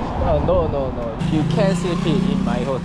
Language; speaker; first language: English; non-native, learner; Korean